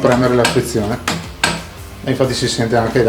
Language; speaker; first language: Italian; native; Italian